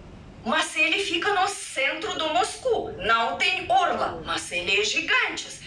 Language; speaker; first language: Portuguese; non-native, fluent; Russian